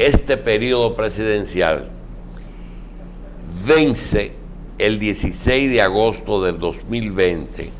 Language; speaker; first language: Spanish; native; Spanish